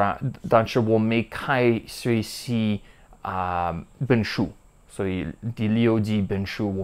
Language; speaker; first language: Chinese; non-native, learner; English